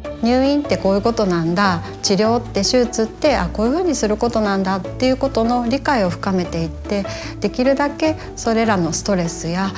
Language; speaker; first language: Japanese; native; Japanese